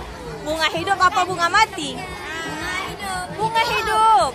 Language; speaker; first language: Indonesian; native; Indonesian